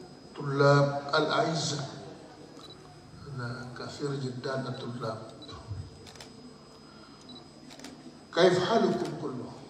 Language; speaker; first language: Arabic; non-native, learner; Indonesian